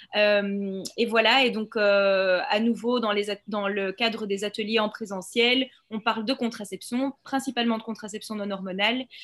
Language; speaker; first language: French; native; French